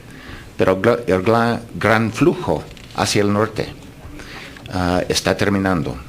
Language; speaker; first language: Spanish; non-native, fluent; English